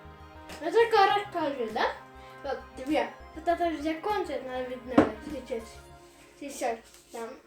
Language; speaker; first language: Russian; early bilingual, heritage; Russian